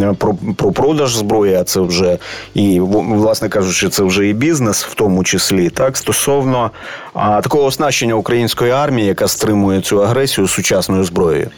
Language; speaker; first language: Ukrainian; native; Ukrainian